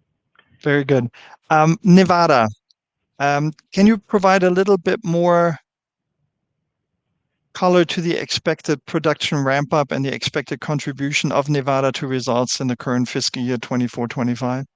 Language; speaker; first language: English; non-native, fluent; German